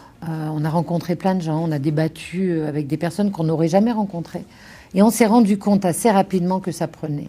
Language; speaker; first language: French; native; French